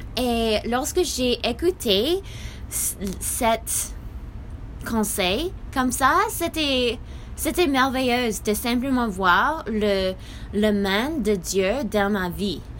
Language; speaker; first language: French; non-native, learner; English